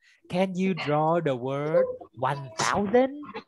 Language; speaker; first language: English; non-native, fluent; Vietnamese